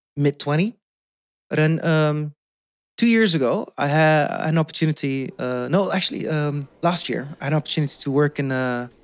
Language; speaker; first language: English; non-native, fluent; Dutch